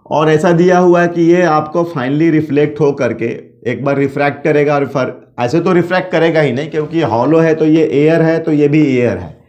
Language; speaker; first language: Hindi; native; Hindi